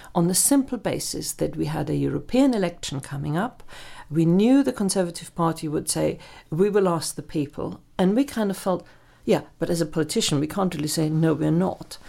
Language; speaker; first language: English; non-native, fluent; German